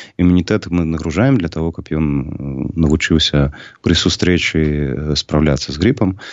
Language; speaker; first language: Belarusian; native; Belarusian